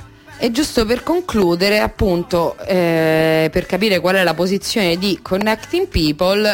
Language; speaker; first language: Italian; native; Italian